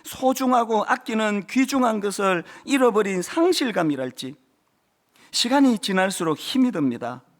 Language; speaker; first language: Korean; native; Korean